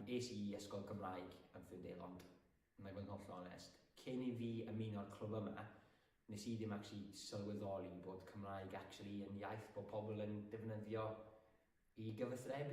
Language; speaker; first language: Welsh; non-native, local second language; English